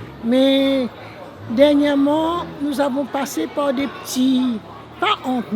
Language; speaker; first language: French; non-native, local second language; Morisyen